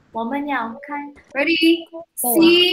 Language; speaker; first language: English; non-native, fluent; Chinese